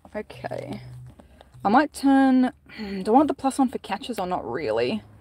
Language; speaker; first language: English; native; English